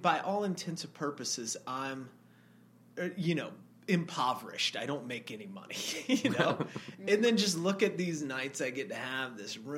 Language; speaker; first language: English; native; English